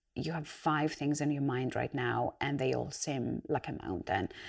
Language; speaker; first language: English; non-native, fluent; Greek